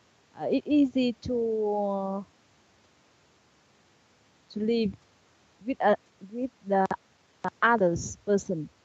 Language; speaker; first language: English; non-native, learner; Vietnamese